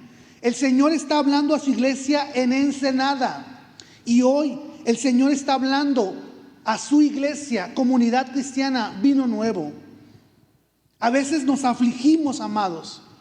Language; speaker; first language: Spanish; native; Spanish